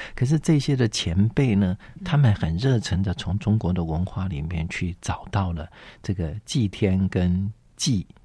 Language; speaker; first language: Chinese; native; Chinese